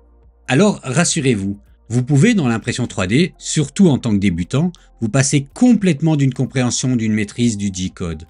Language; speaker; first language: French; native; French